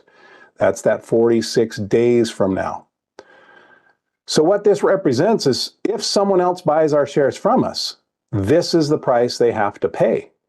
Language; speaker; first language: English; native; English